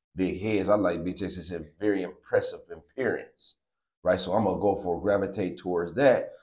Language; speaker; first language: English; native; English